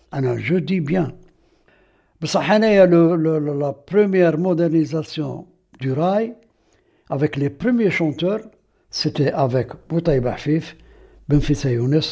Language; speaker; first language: French; non-native, local second language; Arabic